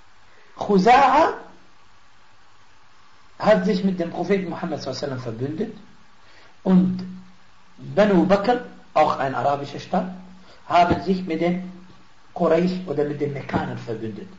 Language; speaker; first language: German; non-native, fluent; Arabic